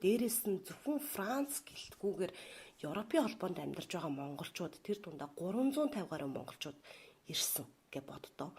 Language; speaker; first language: Mongolian; native; Mongolian